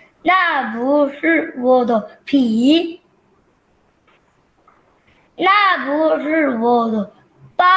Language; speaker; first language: Chinese; non-native, learner; Korean